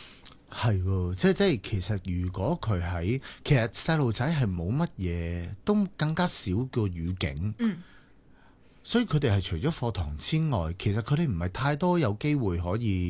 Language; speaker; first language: Cantonese; native; Cantonese